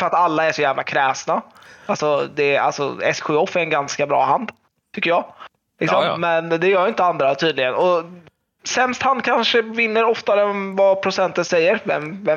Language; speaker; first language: Swedish; native; Swedish